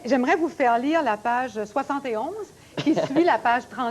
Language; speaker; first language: French; native; French